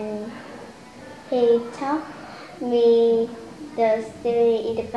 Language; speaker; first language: English; non-native, learner; Vietnamese